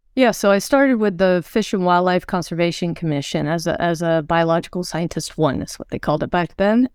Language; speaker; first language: English; early bilingual, other home language; Swedish